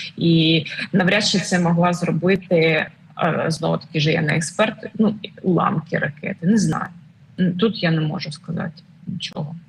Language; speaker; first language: Ukrainian; non-native, local second language; Russian